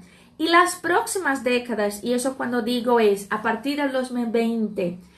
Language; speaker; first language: Spanish; non-native, fluent; Portuguese